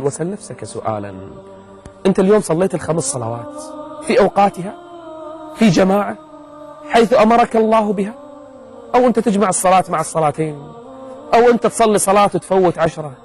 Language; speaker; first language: Arabic; native; Arabic